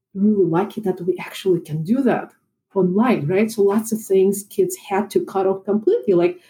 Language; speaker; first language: English; non-native, fluent; Russian